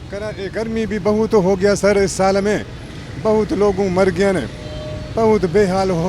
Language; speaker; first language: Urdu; non-native, local second language; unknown